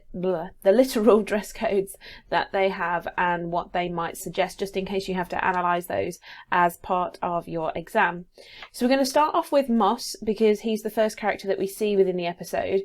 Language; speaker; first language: English; native; English